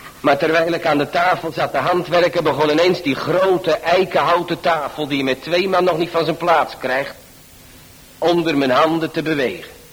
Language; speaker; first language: Dutch; native; Dutch